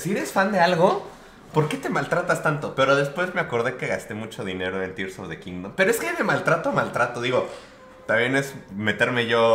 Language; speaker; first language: Spanish; native; Spanish